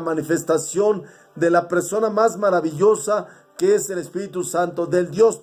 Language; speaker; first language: Spanish; native; Spanish